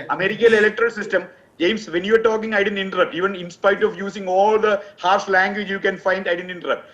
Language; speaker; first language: English; non-native, local second language; Malayalam